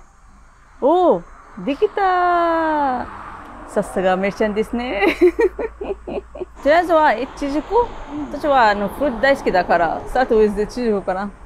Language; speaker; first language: Japanese; non-native, learner; Arabic